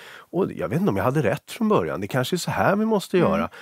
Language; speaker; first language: Swedish; native; Swedish